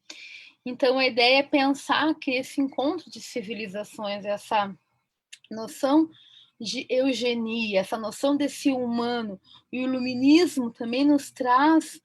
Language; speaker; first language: Portuguese; native; Portuguese